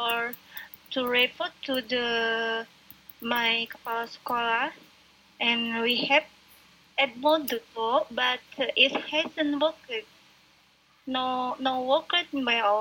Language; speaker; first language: English; non-native, local second language; Indonesian